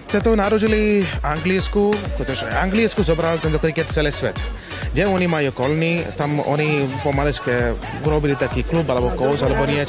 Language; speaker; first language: Slovak; non-native, learner; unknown